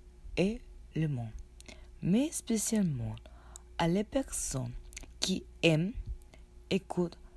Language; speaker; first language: French; non-native, learner; Spanish